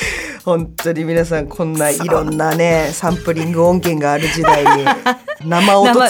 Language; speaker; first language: Japanese; native; Japanese